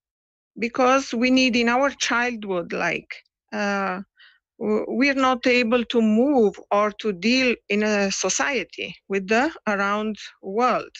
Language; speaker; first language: English; non-native, fluent; Italian